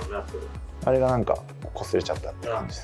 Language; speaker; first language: Japanese; native; Japanese